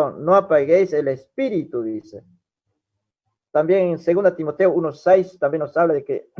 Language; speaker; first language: Spanish; native; Spanish